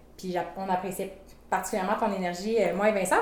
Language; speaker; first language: French; native; French